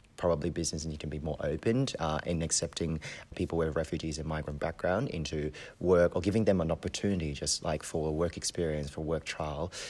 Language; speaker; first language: English; non-native, local second language; Cantonese